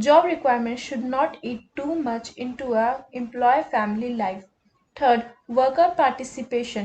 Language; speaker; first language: English; non-native, local second language; Hindi